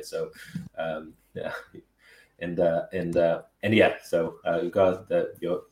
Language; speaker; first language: English; non-native, fluent; Portuguese